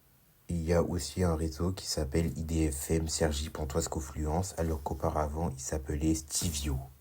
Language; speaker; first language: French; native; French